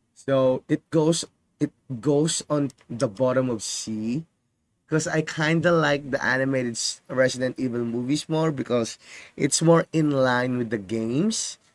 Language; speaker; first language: English; non-native, fluent; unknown